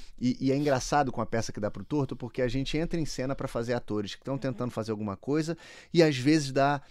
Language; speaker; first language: Portuguese; native; Portuguese